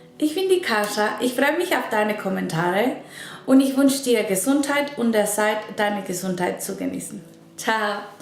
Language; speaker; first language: German; non-native, learner; Spanish